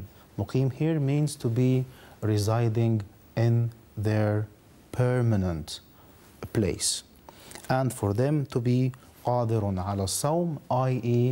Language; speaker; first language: English; non-native, fluent; Arabic